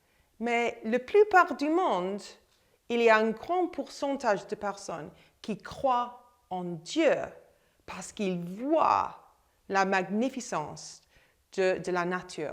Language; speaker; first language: French; non-native, fluent; English